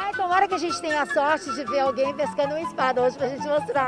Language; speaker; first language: Portuguese; native; Portuguese